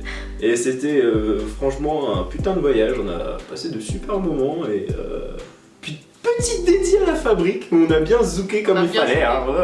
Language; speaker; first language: French; native; French